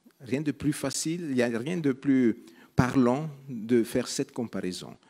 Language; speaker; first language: French; non-native, local second language; Italian